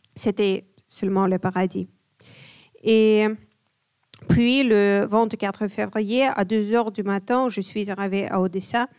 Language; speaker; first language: French; non-native, fluent; Ukrainian